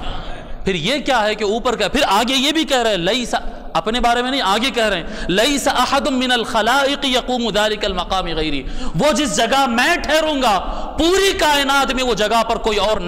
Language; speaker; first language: Urdu; native; Urdu